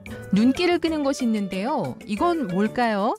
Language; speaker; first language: Korean; native; Korean